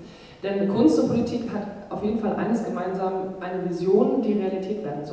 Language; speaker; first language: German; native; German